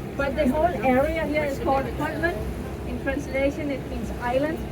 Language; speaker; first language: English; non-native, fluent; Danish